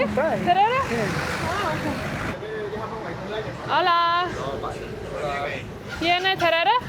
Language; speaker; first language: Spanish; non-native, learner; Persian